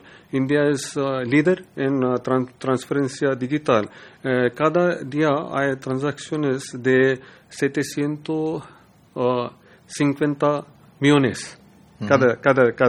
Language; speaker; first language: Spanish; non-native, learner; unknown